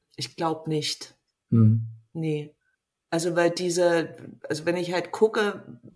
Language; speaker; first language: German; native; German